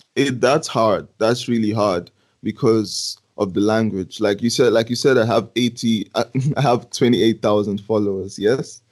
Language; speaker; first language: English; non-native, local second language; Yoruba